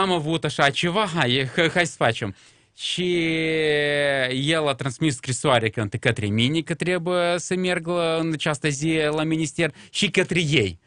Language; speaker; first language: Romanian; non-native, local second language; Russian